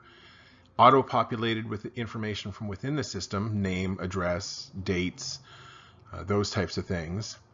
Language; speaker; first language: English; native; English